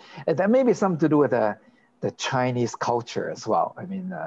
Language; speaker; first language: English; non-native, local second language; Cantonese